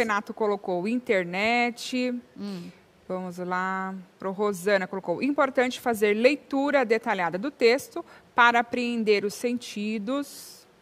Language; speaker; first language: Portuguese; native; Portuguese